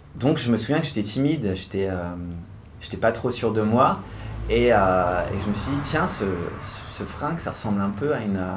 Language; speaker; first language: French; native; French